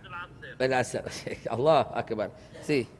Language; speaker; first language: Arabic; non-native, learner; Indonesian